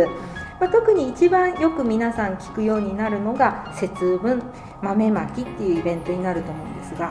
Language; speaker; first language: Japanese; native; Japanese